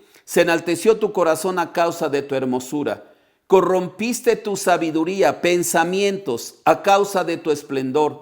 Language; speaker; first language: Spanish; native; Spanish